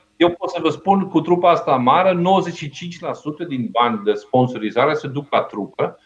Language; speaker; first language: Romanian; non-native, fluent; Dutch